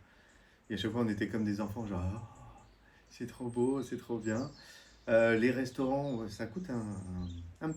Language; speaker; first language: French; native; French